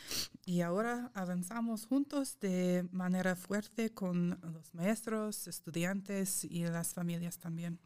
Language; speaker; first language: Spanish; non-native, fluent; English